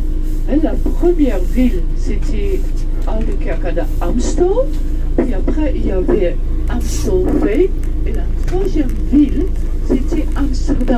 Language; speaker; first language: French; non-native, fluent; Dutch